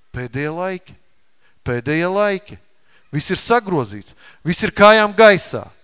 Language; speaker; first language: Latvian; non-native, local second language; Russian